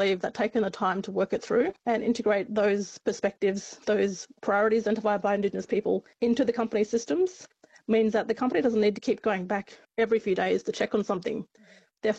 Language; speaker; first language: English; native; English